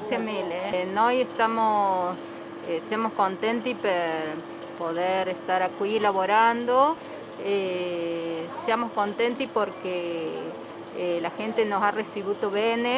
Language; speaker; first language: Italian; non-native, learner; Spanish